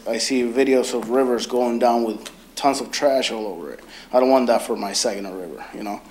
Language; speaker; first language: English; early bilingual, other home language; Spanish